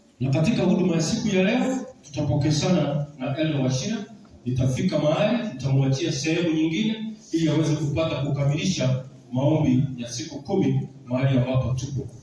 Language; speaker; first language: Swahili; non-native, local second language; Gusii